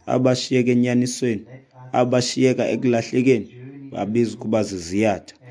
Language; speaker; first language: Xhosa; native; Xhosa